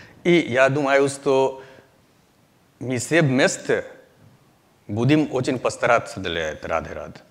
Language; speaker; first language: Russian; non-native, learner; Hindi